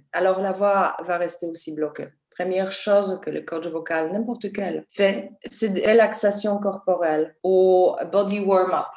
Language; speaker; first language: French; non-native, fluent; Polish